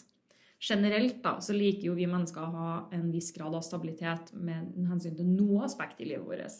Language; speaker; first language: Norwegian; native; Norwegian